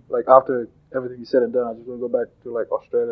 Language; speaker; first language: English; non-native, local second language; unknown